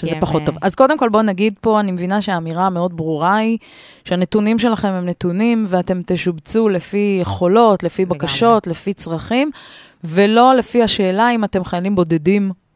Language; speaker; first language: Hebrew; native; Hebrew